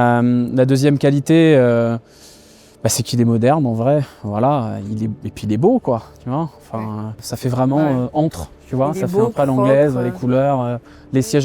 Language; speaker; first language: French; native; French